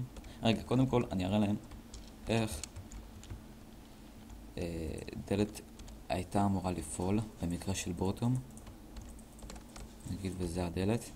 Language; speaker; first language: Hebrew; native; Hebrew